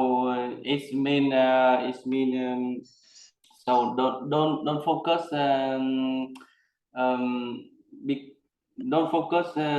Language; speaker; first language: English; non-native, learner; Vietnamese